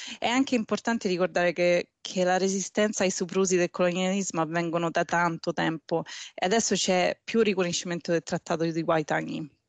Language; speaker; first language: Italian; native; Italian